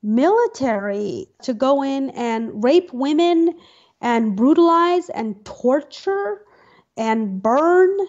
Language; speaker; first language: English; native; English